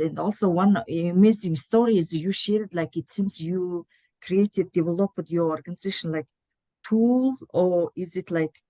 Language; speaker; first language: English; non-native, fluent; Mongolian